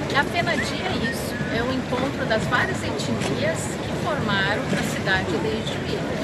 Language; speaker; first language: Portuguese; early bilingual, other home language; Arabic